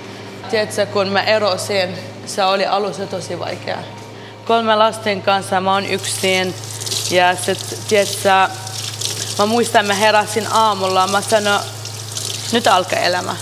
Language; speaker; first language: Finnish; non-native, fluent; Arabic